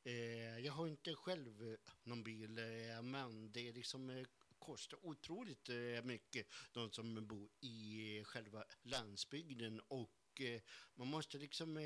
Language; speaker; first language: Swedish; native; Swedish